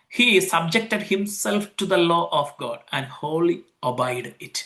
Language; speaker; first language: English; non-native, local second language; Malayalam